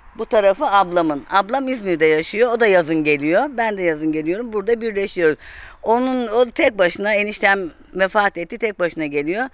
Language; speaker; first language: Turkish; native; Turkish